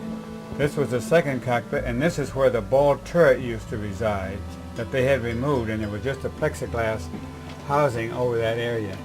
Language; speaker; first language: English; native; English